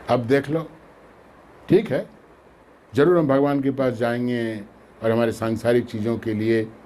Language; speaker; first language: Hindi; non-native, local second language; Bangla